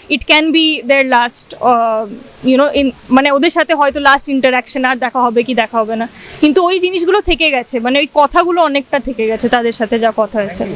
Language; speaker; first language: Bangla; non-native, local second language; Hindi